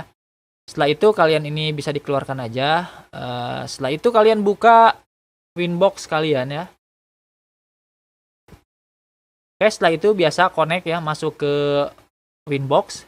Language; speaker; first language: Indonesian; native; Indonesian